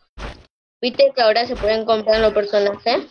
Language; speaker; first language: Spanish; native; Spanish